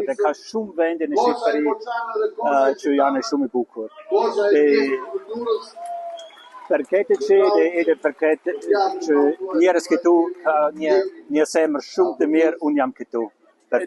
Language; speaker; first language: Albanian; non-native, learner; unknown